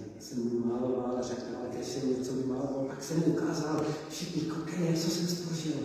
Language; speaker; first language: Czech; non-native, learner; English